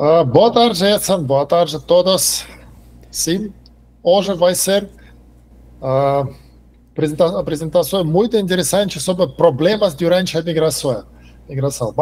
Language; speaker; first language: Portuguese; non-native, fluent; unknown